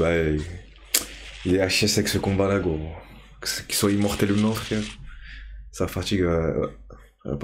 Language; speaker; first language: French; native; French